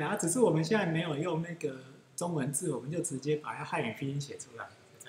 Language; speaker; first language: Chinese; native; Chinese